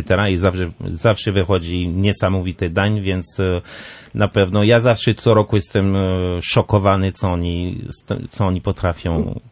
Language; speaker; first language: Polish; non-native, learner; French